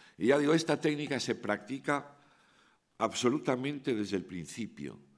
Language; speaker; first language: Spanish; native; Spanish